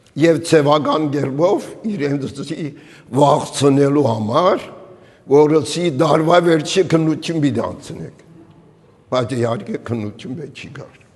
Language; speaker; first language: Armenian; early bilingual, heritage; Armenian